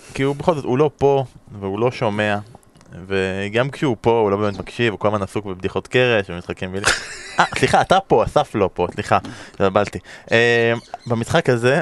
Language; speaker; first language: Hebrew; native; Hebrew